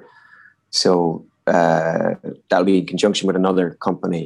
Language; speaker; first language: English; native; English